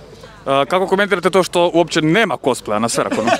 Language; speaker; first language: Croatian; native; Croatian